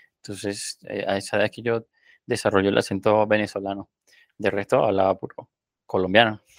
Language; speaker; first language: Spanish; native; Spanish